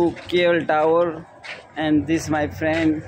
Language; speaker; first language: English; non-native, learner; Nepali